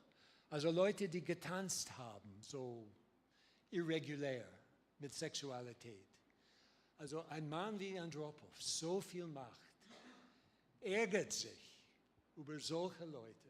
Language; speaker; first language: German; non-native, learner; English